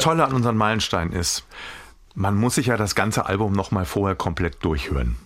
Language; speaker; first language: German; native; German